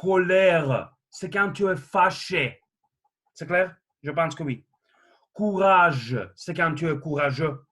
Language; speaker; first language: French; non-native, fluent; Russian